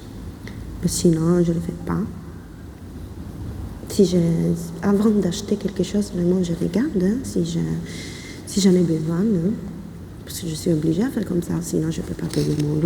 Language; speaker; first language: French; non-native, fluent; Italian